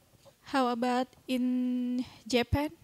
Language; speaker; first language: English; non-native, fluent; Indonesian